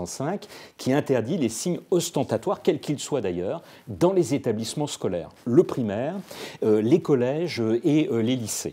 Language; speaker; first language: French; native; French